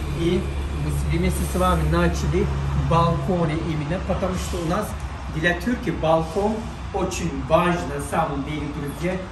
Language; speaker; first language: Russian; non-native, learner; Turkish